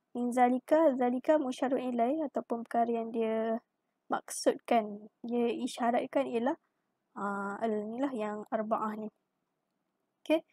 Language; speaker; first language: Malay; native; Malay